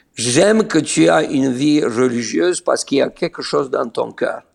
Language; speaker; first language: French; non-native, fluent; Serbian